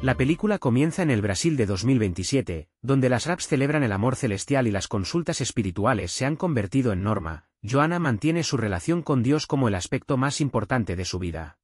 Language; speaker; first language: Spanish; native; Spanish